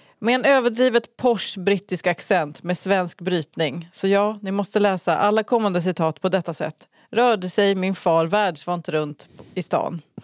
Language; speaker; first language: Swedish; native; Swedish